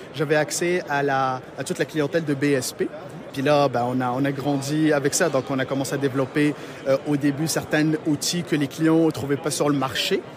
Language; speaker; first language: French; non-native, local second language; Arabic